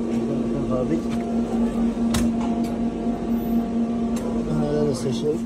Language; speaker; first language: Arabic; non-native, learner; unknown